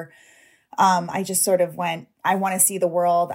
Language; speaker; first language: English; native; English